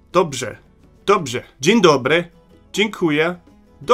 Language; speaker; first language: Polish; non-native, learner; German